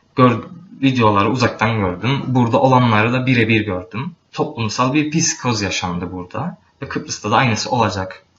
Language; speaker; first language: Turkish; native; Turkish